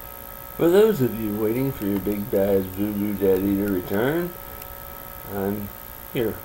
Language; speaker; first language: English; native; English